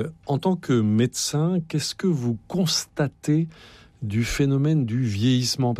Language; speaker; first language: French; native; French